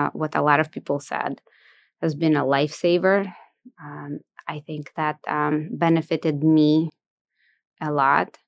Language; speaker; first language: English; non-native, fluent; Russian